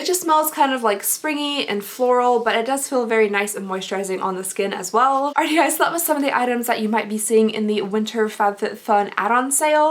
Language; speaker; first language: English; native; English